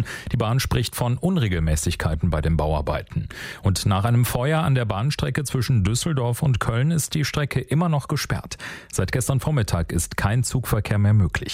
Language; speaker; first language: German; native; German